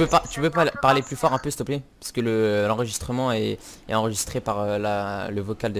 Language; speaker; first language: French; native; French